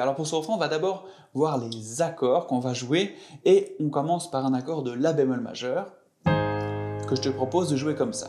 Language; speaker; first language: French; native; French